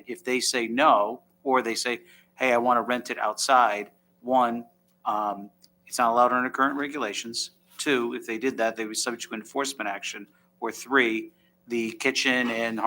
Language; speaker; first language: English; native; English